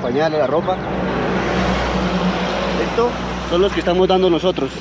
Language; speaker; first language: Spanish; native; Spanish